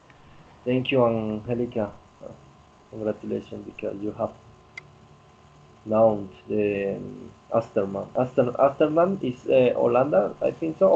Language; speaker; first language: English; non-native, learner; Spanish